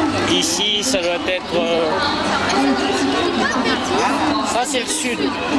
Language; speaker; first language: French; native; French